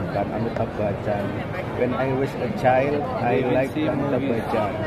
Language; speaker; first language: English; non-native, learner; Indonesian